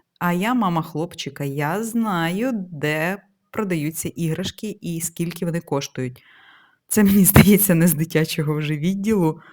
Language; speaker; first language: Ukrainian; non-native, local second language; Russian